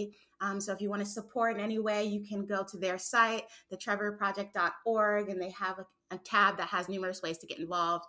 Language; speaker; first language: English; native; English